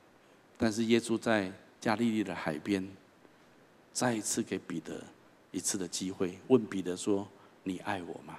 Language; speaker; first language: Chinese; native; Chinese